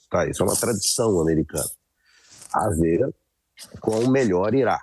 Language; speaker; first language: Portuguese; native; Portuguese